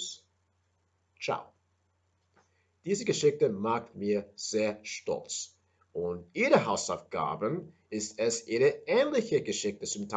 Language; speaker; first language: German; non-native, learner; English